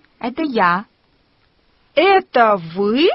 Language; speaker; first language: Russian; non-native, fluent; Chinese